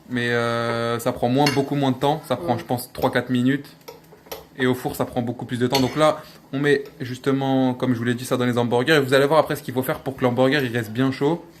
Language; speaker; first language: French; native; French